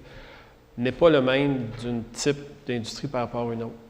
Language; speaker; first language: French; native; French